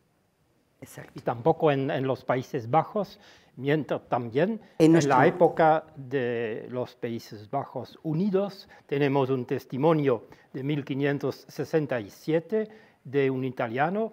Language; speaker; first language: Spanish; non-native, fluent; Dutch